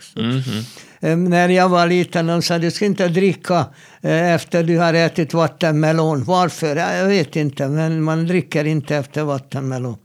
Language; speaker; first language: Swedish; non-native, fluent; Hungarian